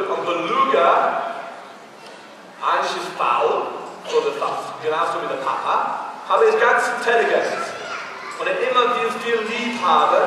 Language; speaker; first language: German; non-native, learner; English